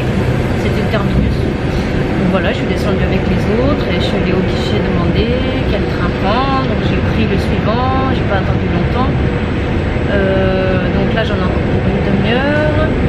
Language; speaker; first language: French; native; French